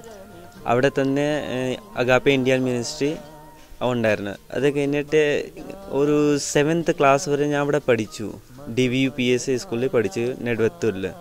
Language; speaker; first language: Malayalam; early bilingual, other home language; Hindi